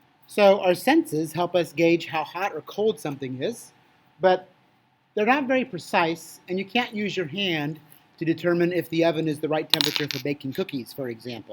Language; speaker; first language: English; native; English